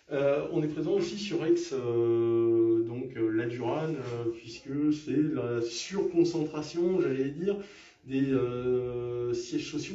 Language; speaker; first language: French; native; French